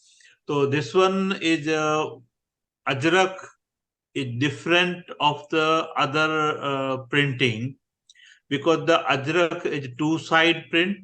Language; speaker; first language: English; non-native, learner; Gujarati